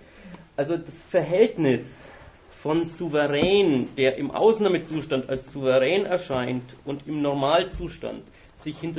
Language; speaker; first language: German; native; German